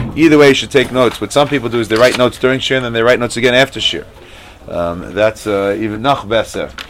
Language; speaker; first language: English; native; English